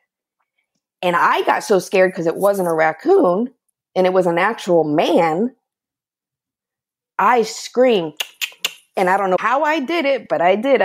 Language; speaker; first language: English; native; English